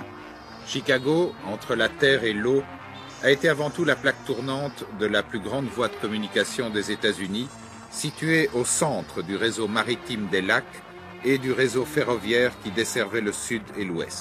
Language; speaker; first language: French; native; French